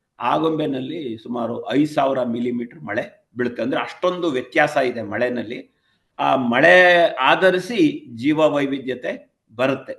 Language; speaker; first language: Kannada; non-native, local second language; Tamil